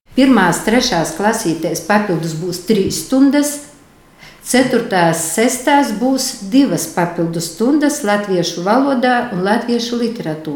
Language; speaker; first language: Latvian; non-native, local second language; Russian